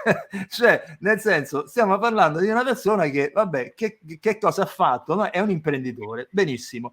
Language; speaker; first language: Italian; native; Italian